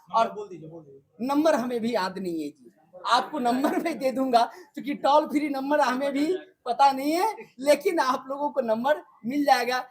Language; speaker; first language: Hindi; native; Hindi